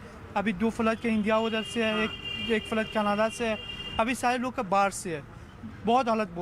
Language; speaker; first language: Hindi; non-native, learner; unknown